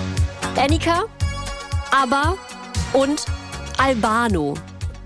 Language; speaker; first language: German; native; German